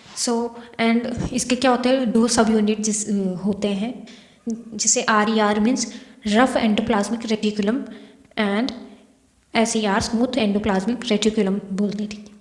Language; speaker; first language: Hindi; native; Hindi